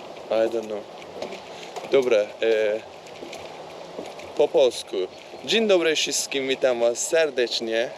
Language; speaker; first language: Polish; non-native, learner; Turkish